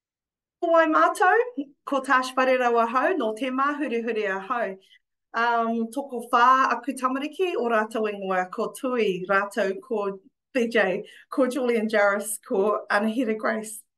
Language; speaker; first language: Māori; non-native, local second language; English